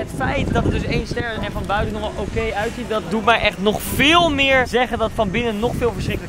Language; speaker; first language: Dutch; native; Dutch